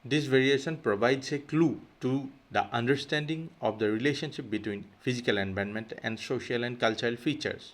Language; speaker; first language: English; non-native, local second language; Assamese